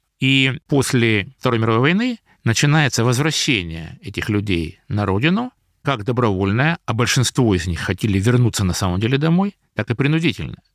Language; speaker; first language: Russian; native; Russian